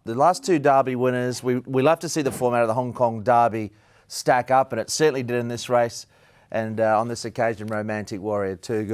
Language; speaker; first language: English; native; English